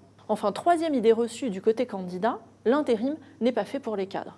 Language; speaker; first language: French; native; French